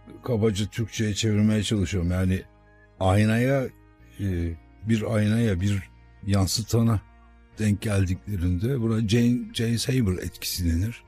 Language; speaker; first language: Turkish; native; Turkish